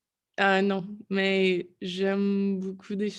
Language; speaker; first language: French; non-native, learner; English